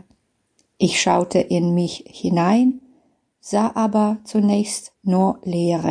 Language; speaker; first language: German; non-native, fluent; Belarusian